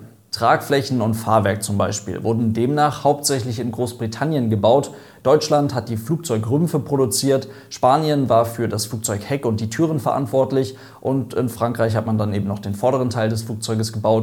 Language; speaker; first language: German; native; German